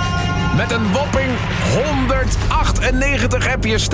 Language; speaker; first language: Dutch; native; Dutch